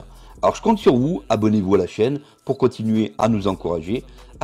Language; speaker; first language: French; native; French